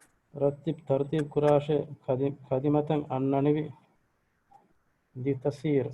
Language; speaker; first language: Arabic; non-native, learner; Divehi